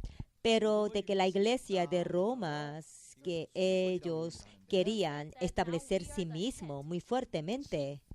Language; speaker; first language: Spanish; non-native, fluent; Korean